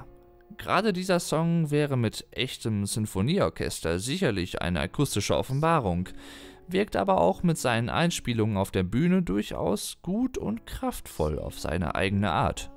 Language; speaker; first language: German; native; German